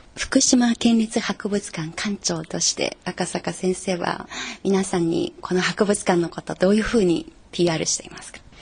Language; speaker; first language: Japanese; non-native, fluent; Chinese